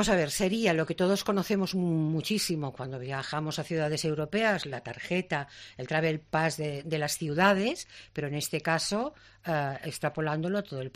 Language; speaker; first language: Spanish; native; Spanish